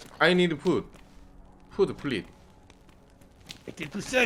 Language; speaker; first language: English; non-native, learner; Korean